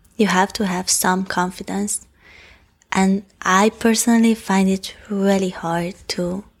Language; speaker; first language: English; non-native, fluent; Hungarian